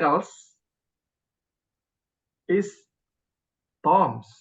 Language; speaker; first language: English; non-native, learner; Indonesian